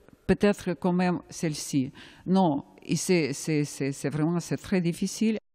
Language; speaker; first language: French; non-native, fluent; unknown